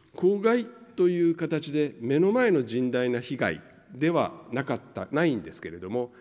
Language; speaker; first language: Japanese; native; Japanese